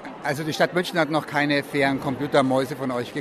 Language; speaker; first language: German; native; German